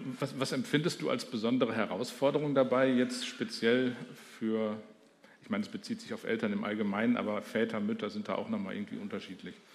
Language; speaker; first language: German; native; German